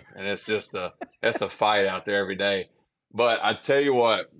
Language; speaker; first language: English; native; English